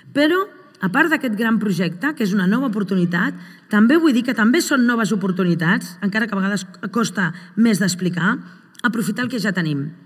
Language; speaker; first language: Catalan; native; Catalan